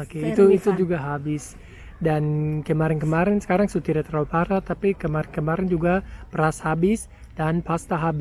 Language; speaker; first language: Indonesian; non-native, fluent; German